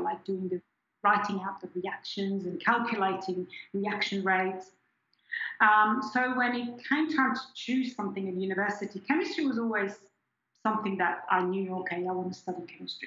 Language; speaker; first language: English; non-native, fluent; German